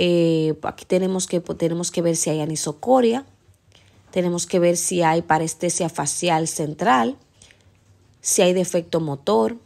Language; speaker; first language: Spanish; native; Spanish